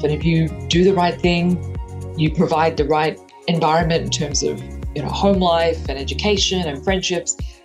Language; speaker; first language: English; native; English